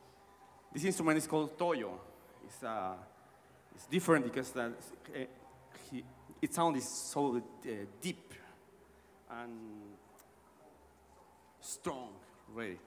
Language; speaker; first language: English; non-native, learner; Spanish